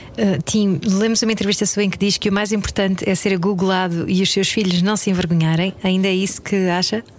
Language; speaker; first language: Portuguese; native; Portuguese